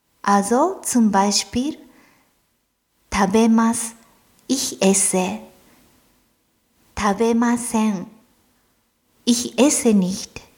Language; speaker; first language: German; non-native, fluent; Japanese